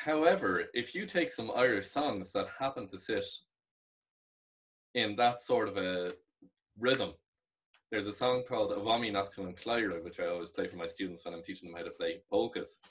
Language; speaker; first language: English; non-native, local second language; Irish